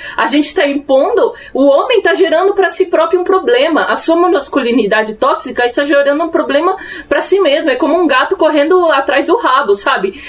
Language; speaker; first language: Portuguese; early bilingual, other home language; Spanish